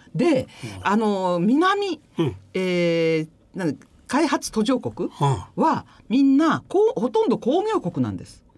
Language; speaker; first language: Japanese; native; Japanese